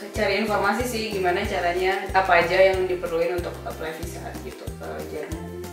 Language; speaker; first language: Indonesian; native; Indonesian